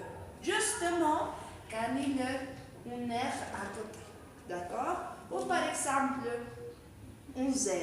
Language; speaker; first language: French; non-native, fluent; Spanish